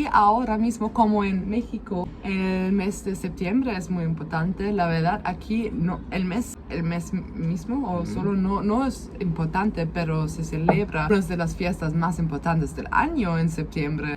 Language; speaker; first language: Spanish; non-native, fluent; German